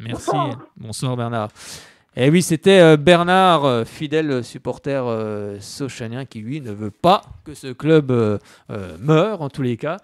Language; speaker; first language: French; native; French